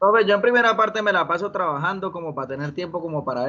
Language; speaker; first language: Spanish; native; Spanish